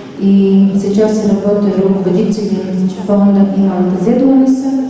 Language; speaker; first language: Russian; non-native, local second language; Latvian